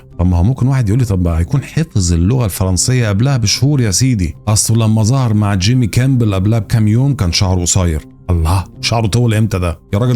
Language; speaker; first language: Arabic; native; Arabic